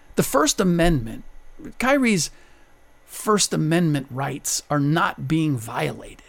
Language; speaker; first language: English; early bilingual, other home language; German